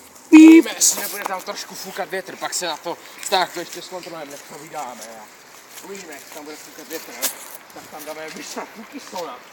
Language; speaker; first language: Czech; native; Czech